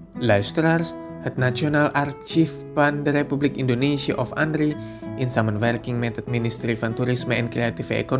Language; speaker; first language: Dutch; non-native, fluent; Indonesian